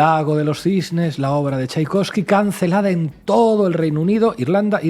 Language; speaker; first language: Spanish; native; Spanish